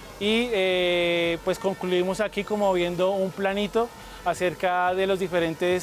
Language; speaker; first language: Spanish; native; Spanish